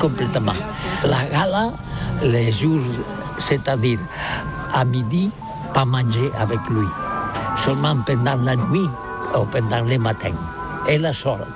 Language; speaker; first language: French; non-native, learner; Catalan